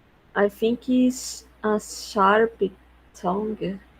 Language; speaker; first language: English; non-native, learner; Portuguese